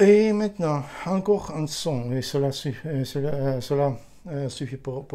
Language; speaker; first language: French; non-native, learner; Ukrainian